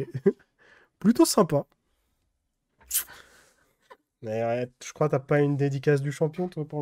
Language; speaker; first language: French; native; French